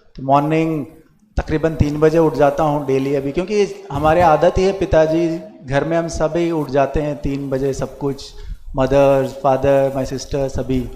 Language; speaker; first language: Hindi; non-native, local second language; Kannada